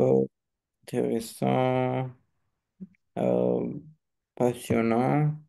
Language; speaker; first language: French; non-native, learner; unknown